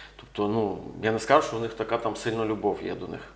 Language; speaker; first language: Ukrainian; native; Ukrainian